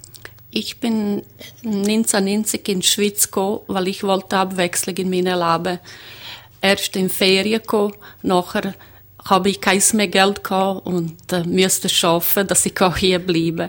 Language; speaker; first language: German; non-native, learner; Croatian